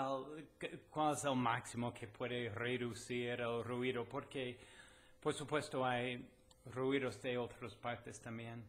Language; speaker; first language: Spanish; non-native, fluent; English